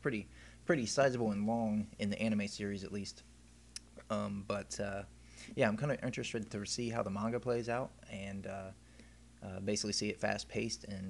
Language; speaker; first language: English; native; English